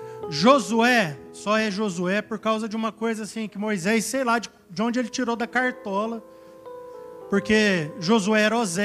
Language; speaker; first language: Portuguese; native; Portuguese